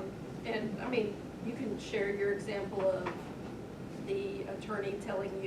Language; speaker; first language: English; native; English